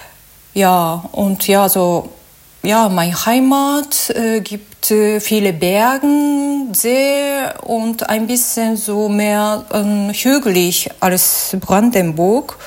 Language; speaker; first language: German; non-native, learner; Japanese